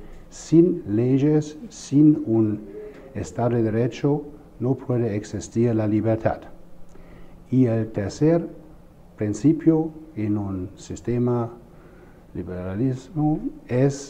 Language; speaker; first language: Spanish; non-native, fluent; German